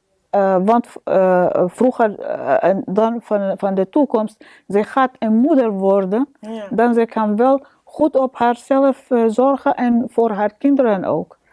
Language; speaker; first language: Dutch; non-native, learner; Arabic